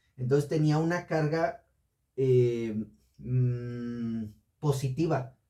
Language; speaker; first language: Spanish; native; Spanish